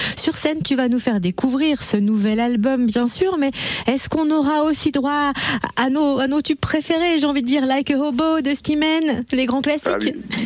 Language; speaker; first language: French; native; French